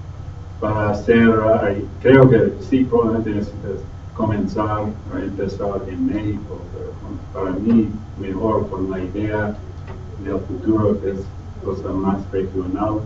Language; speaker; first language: Spanish; non-native, learner; English